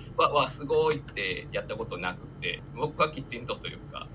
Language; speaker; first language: Japanese; native; Japanese